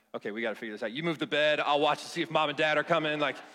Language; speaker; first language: English; native; English